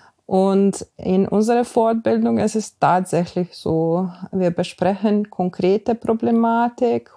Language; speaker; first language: German; non-native, fluent; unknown